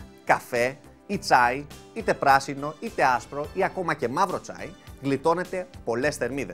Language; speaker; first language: Greek; native; Greek